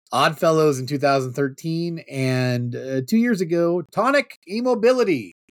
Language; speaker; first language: English; native; English